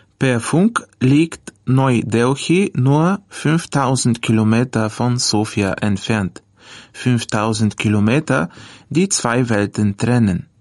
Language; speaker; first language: German; non-native, fluent; Bulgarian